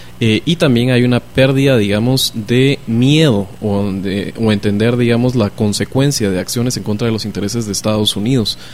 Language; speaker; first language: Spanish; native; Spanish